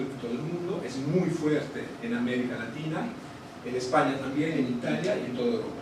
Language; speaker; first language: Spanish; non-native, fluent; Italian